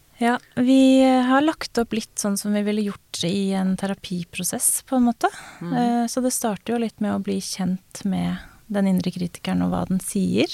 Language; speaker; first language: Norwegian; native; Norwegian